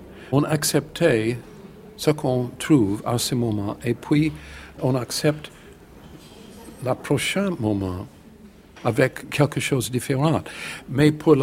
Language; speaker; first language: French; non-native, learner; English